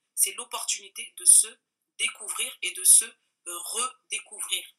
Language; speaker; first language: French; non-native, local second language; Bambara